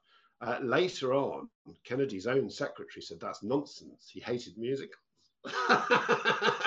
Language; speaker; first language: English; native; English